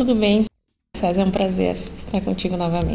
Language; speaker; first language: Portuguese; native; Portuguese